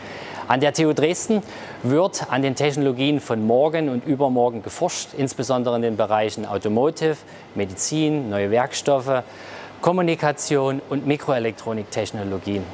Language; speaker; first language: German; native; German